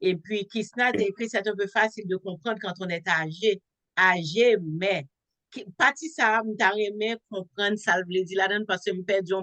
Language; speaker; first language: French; non-native, local second language; Haitian Creole